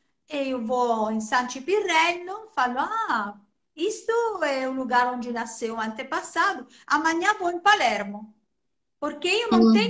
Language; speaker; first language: Portuguese; non-native, fluent; Italian